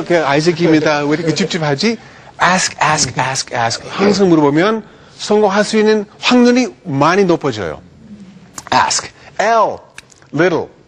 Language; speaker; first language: Korean; non-native, fluent; English